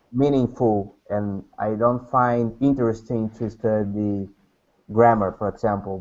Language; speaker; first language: English; non-native, learner; Portuguese